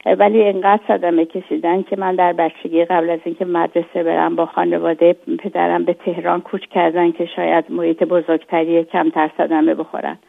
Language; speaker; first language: Persian; native; Persian